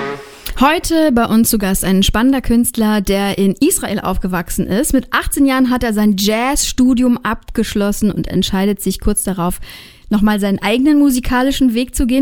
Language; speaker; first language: German; native; German